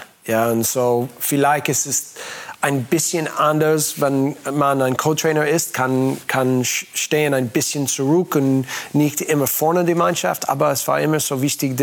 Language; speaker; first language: German; non-native, learner; English